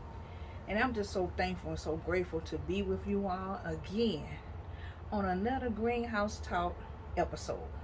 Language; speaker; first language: English; native; English